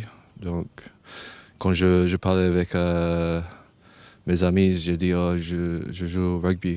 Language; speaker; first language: French; non-native, fluent; English